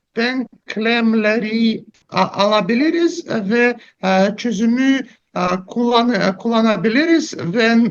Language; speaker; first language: Turkish; non-native, learner; Russian